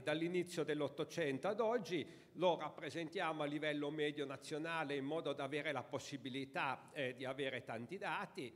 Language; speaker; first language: Italian; native; Italian